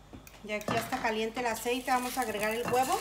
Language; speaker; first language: Spanish; native; Spanish